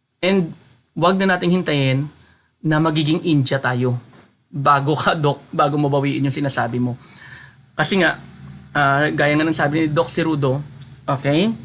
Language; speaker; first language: Filipino; non-native, local second language; Hiligaynon